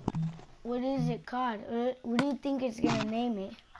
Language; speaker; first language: English; native; English